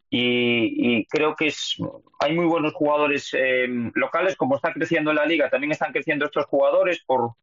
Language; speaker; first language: Spanish; native; Spanish